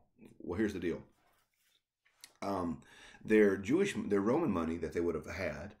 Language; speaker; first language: English; native; English